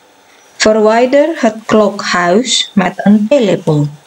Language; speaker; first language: Dutch; non-native, fluent; Indonesian